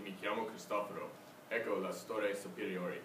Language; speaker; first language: Italian; non-native, learner; English